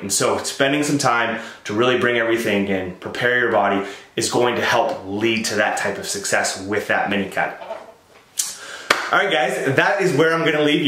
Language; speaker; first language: English; native; English